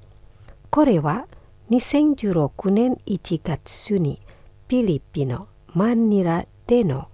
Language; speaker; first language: Japanese; non-native, fluent; Indonesian